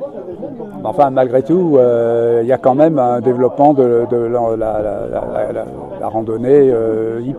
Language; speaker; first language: French; native; French